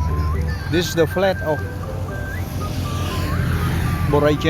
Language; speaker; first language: English; non-native, learner; Khmer